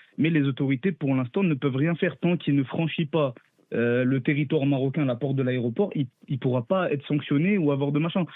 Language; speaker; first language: French; early bilingual, other home language; Arabic